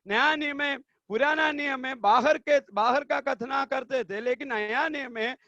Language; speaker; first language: Hindi; non-native, local second language; Malayalam